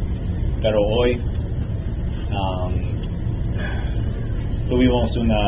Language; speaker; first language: Spanish; non-native, learner; English